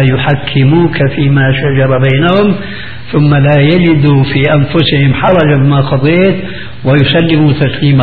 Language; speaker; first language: Arabic; early bilingual, other home language; Albanian